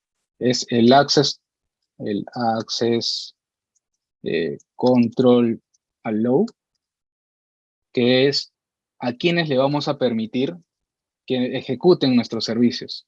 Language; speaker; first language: Spanish; native; Spanish